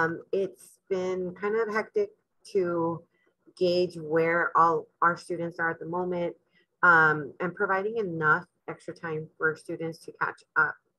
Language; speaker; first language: English; early bilingual, other home language; Spanish